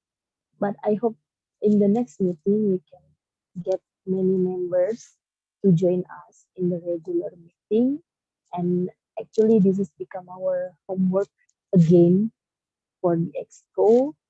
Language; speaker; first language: English; non-native, learner; Indonesian